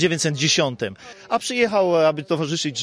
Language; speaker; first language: Polish; native; Polish